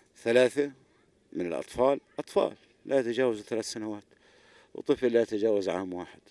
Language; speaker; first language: Arabic; native; Arabic